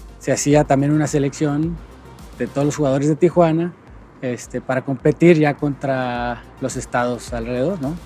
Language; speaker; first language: Spanish; native; Spanish